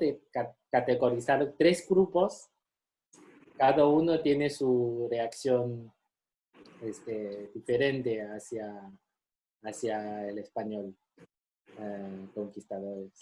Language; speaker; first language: Spanish; non-native, fluent; Chinese